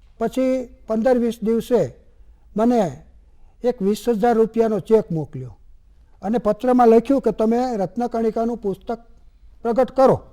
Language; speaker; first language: Gujarati; native; Gujarati